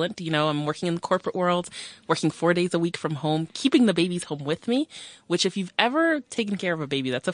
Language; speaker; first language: English; native; English